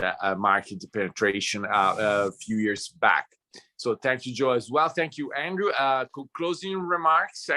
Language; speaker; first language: English; non-native, fluent; Italian